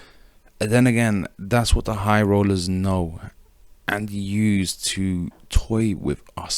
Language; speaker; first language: English; native; English